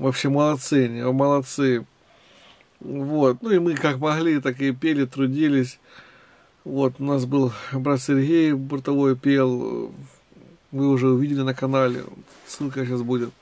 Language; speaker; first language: Russian; native; Russian